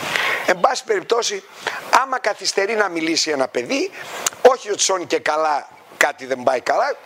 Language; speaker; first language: Greek; native; Greek